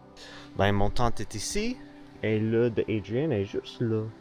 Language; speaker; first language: French; non-native, learner; English